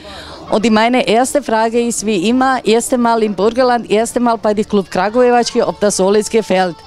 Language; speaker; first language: German; non-native, learner; Croatian